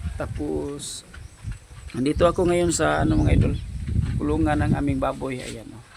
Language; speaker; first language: Filipino; non-native, local second language; Cebuano